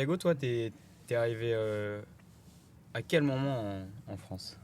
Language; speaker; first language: French; native; French